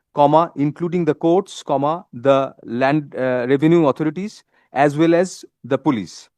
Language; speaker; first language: English; non-native, local second language; Bangla